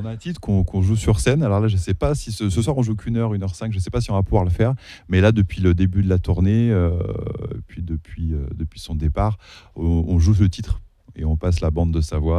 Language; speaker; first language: French; early bilingual, other home language; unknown